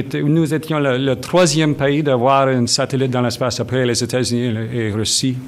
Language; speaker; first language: French; non-native, fluent; English